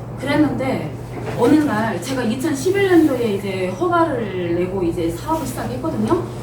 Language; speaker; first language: Korean; early bilingual, heritage; Korean